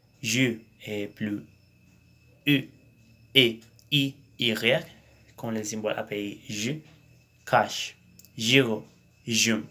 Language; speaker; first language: French; non-native, learner; Spanish